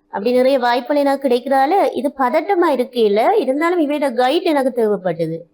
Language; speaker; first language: Tamil; native; Tamil